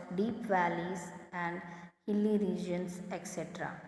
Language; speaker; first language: English; non-native, local second language; Kannada